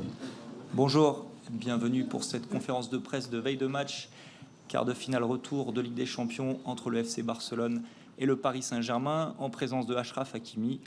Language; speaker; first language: French; native; French